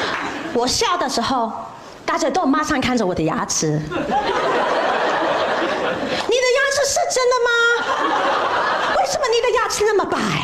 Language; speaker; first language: Chinese; non-native, fluent; English